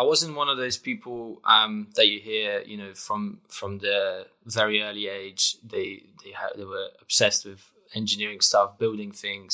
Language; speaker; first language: English; non-native, fluent; Polish